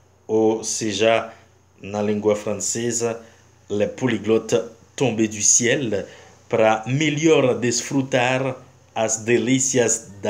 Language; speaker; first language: Portuguese; non-native, learner; Haitian Creole